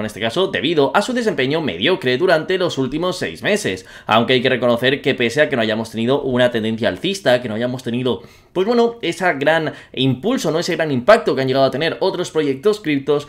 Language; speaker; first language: Spanish; native; Spanish